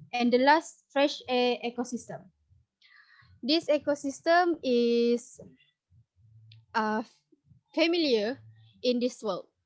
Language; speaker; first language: English; non-native, learner; Indonesian